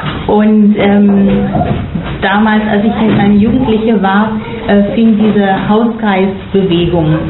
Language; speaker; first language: German; non-native, fluent; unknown